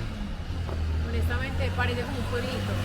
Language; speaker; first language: Spanish; native; Spanish